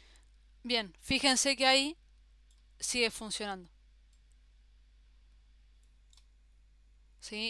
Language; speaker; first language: Spanish; native; Spanish